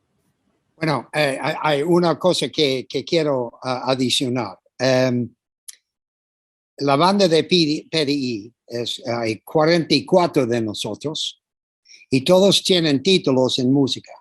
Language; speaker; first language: Spanish; non-native, fluent; English